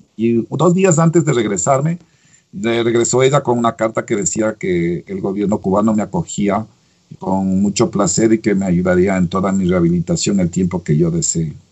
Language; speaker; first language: Spanish; native; Spanish